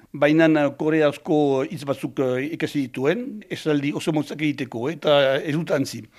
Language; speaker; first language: Basque; non-native, local second language; French